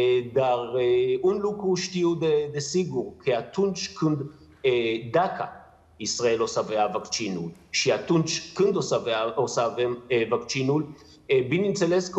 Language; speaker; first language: Romanian; non-native, learner; Hebrew